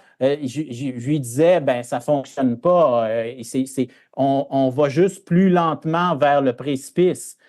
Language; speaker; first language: French; native; French